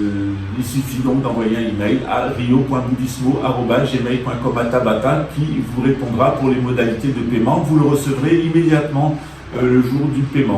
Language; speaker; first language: French; native; French